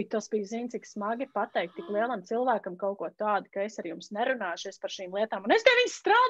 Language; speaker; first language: Latvian; native; Latvian